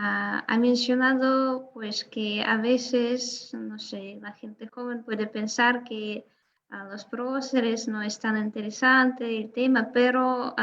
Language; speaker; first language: Spanish; non-native, fluent; Russian